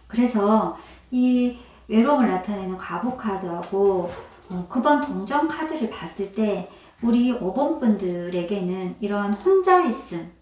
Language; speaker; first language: Korean; native; Korean